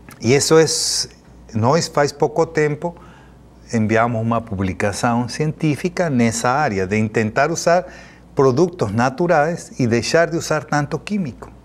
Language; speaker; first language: Portuguese; non-native, fluent; Spanish